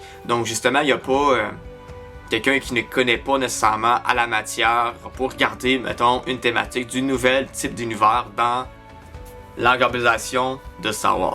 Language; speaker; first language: French; native; French